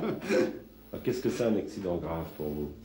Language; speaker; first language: French; native; French